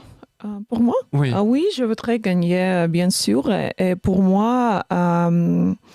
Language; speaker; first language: French; non-native, learner; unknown